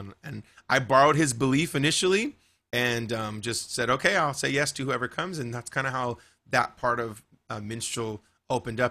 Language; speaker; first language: English; native; English